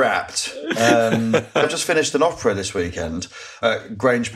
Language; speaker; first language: English; native; English